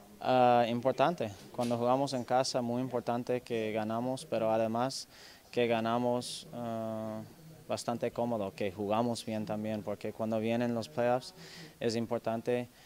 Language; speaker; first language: Spanish; non-native, learner; English